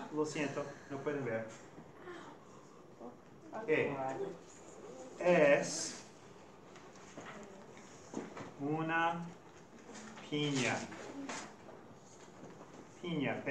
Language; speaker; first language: Spanish; non-native, fluent; English